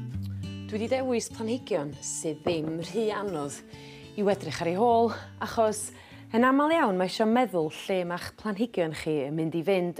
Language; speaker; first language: Welsh; native; Welsh